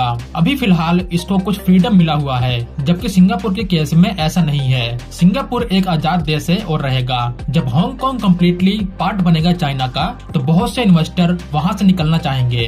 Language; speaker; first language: Hindi; native; Hindi